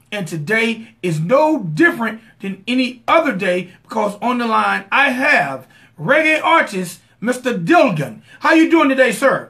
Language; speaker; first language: English; native; English